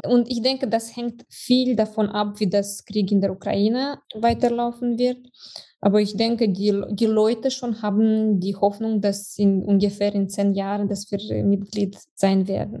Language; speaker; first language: German; non-native, fluent; Romanian